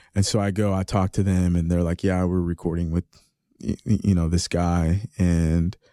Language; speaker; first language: English; early bilingual, other home language; Greek